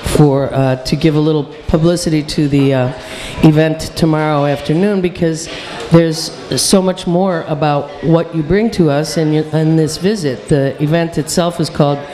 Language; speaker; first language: English; native; English